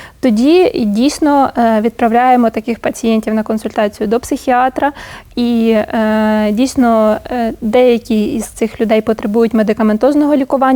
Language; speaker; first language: Ukrainian; native; Ukrainian